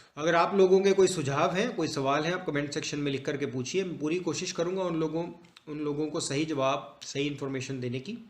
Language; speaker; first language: Hindi; non-native, local second language; Punjabi